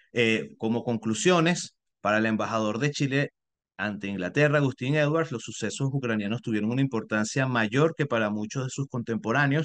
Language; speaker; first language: Spanish; native; Spanish